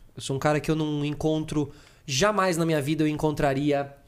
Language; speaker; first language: Portuguese; early bilingual, other home language; Spanish